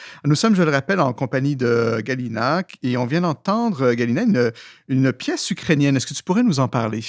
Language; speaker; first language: French; native; French